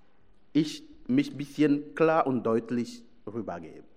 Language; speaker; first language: German; non-native, fluent; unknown